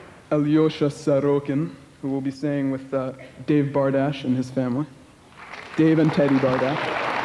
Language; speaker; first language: English; native; English